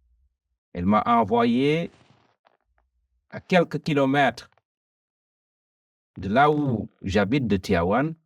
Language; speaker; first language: French; non-native, local second language; Wolof